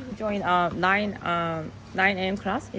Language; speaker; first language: English; non-native, fluent; Korean